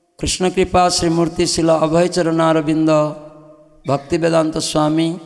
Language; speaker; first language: Bangla; non-native, fluent; Odia